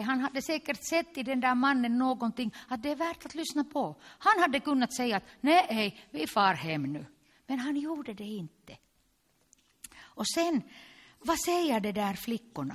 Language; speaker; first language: Swedish; non-native, local second language; Finnish